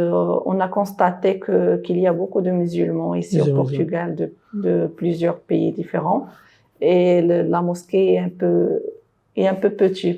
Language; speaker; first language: French; non-native, local second language; Arabic